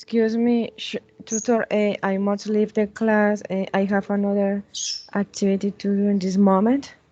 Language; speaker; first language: English; non-native, learner; Spanish